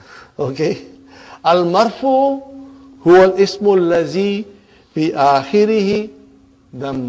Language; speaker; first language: Arabic; non-native, fluent; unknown